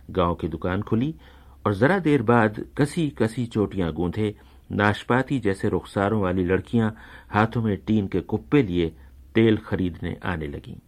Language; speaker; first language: Urdu; native; Urdu